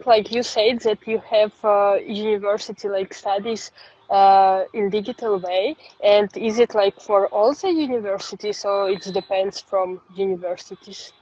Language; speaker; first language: English; non-native, fluent; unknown